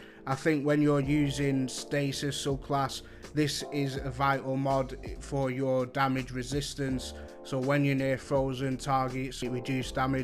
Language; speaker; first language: English; native; English